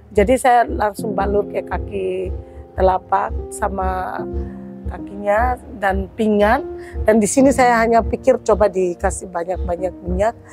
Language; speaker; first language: Indonesian; non-native, local second language; Tetum